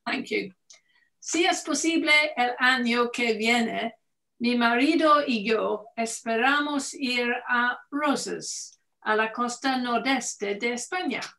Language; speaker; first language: Spanish; non-native, learner; English